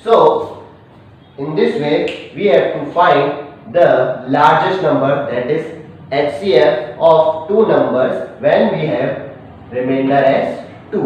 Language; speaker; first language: English; non-native, local second language; Hindi